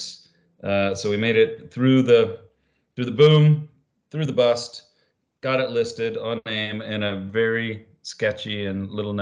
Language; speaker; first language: English; native; English